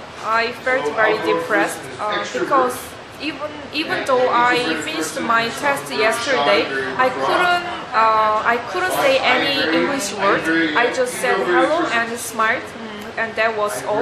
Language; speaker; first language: English; non-native, learner; Korean